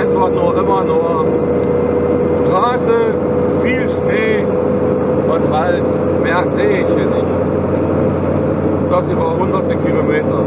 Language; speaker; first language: German; native; German